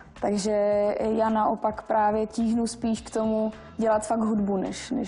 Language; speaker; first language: Czech; non-native, local second language; Polish